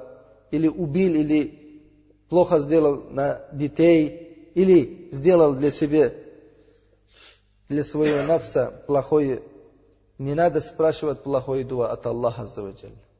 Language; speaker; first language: Russian; non-native, learner; Uzbek